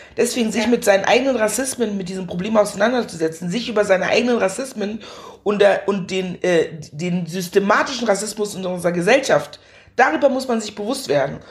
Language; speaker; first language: German; early bilingual, other home language; Akan